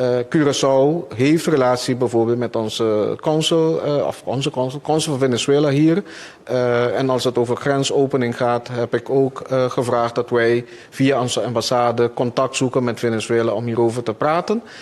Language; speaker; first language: Dutch; non-native, local second language; Papiamento